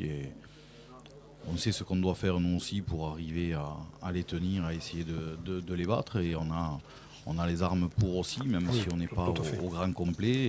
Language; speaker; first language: French; native; French